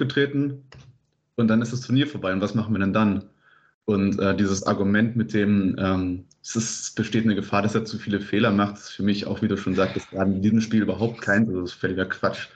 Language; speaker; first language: German; native; German